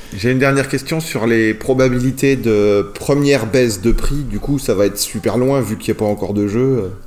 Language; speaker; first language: French; native; French